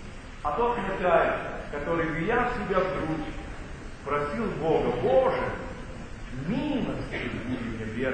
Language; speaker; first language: Russian; native; Russian